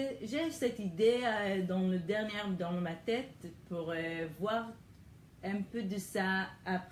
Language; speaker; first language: French; non-native, learner; Hebrew